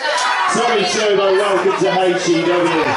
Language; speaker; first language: English; native; English